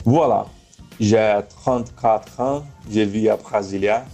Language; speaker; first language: French; non-native, fluent; Portuguese